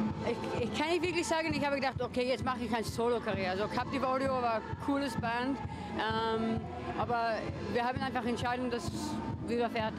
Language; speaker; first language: German; non-native, learner; English